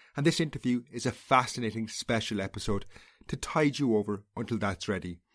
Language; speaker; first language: English; native; English